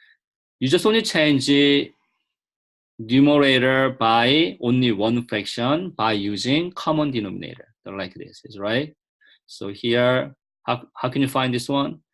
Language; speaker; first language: English; non-native, fluent; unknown